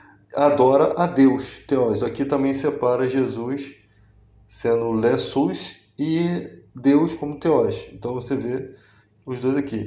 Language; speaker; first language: Portuguese; native; Portuguese